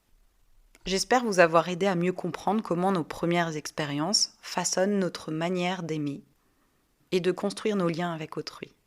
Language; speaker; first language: French; native; French